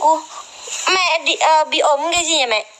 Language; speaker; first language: Vietnamese; non-native, learner; Javanese